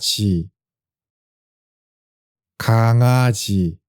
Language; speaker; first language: Korean; native; Korean